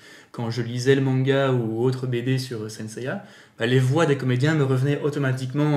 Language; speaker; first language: French; native; French